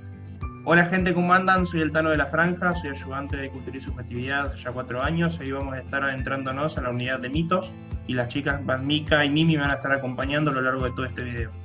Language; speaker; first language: Spanish; native; Spanish